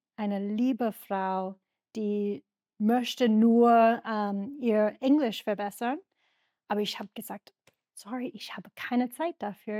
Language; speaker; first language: German; non-native, fluent; English